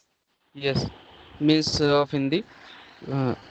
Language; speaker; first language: English; non-native, learner; Hindi